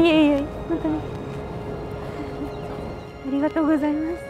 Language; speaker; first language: Japanese; native; Japanese